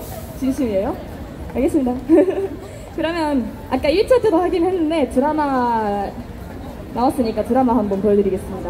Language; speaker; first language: Korean; non-native, fluent; Japanese